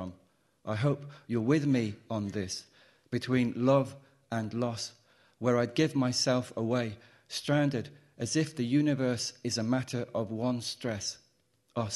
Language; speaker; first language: English; native; English